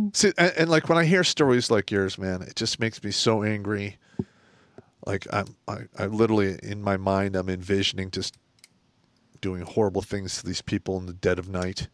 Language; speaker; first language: English; native; English